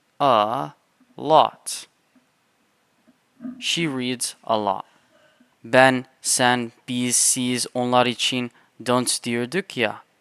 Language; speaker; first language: Turkish; non-native, fluent; English